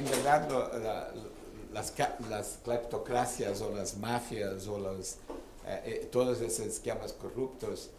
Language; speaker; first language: Spanish; non-native, fluent; Portuguese